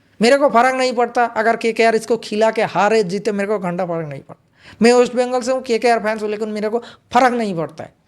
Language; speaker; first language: Hindi; non-native, local second language; Bangla